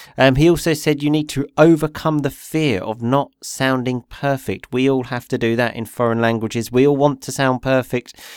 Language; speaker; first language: English; native; English